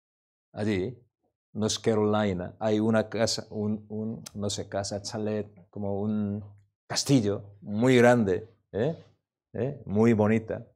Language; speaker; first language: Spanish; non-native, learner; Korean